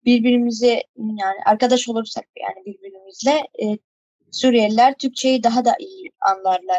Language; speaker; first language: Turkish; early bilingual, other home language; Arabic